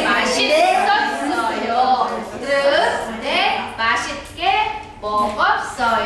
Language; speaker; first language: Korean; non-native, fluent; Thai